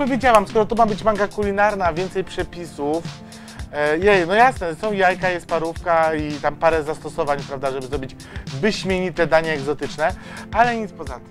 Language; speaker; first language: Polish; native; Polish